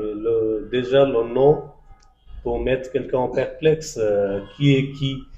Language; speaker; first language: French; non-native, fluent; Bangla